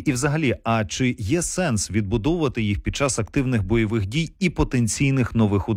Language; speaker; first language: Ukrainian; native; Ukrainian